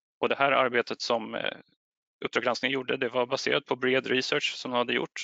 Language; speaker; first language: Swedish; native; Swedish